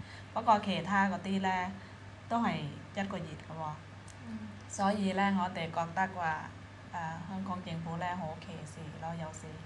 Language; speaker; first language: Cantonese; non-native, fluent; Thai